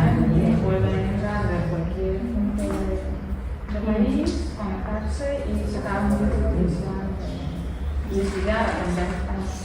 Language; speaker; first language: Spanish; non-native, learner; Ukrainian